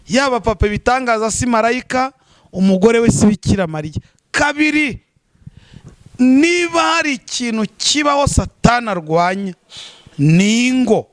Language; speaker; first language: Kinyarwanda; native; Kinyarwanda